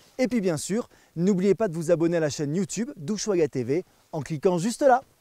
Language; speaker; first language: French; native; French